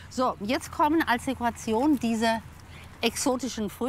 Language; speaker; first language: German; native; German